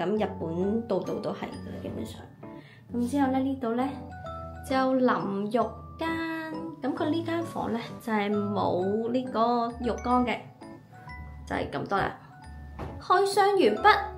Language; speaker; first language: Cantonese; native; Cantonese